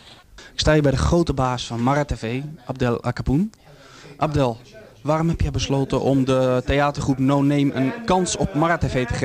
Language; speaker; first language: Dutch; native; Dutch